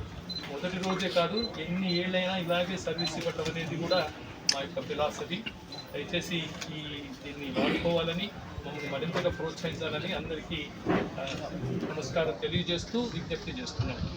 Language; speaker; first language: Telugu; native; Telugu